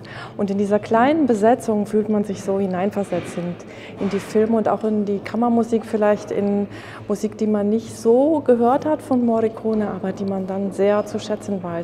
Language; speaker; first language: German; native; German